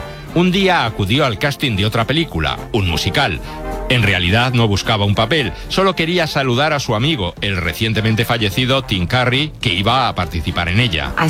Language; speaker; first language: Spanish; native; Spanish